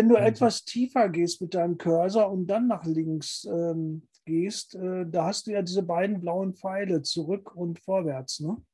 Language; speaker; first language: German; native; German